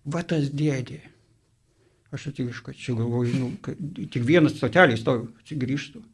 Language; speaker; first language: Lithuanian; native; Lithuanian